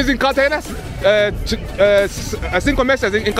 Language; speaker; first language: Spanish; non-native, learner; English